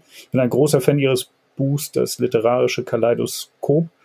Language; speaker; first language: German; native; German